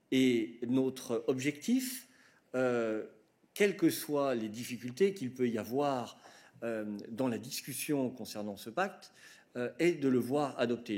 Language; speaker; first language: French; native; French